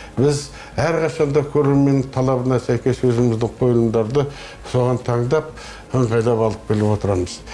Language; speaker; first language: Kazakh; native; Kazakh